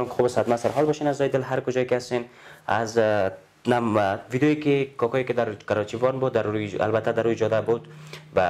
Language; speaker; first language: Persian; native; Persian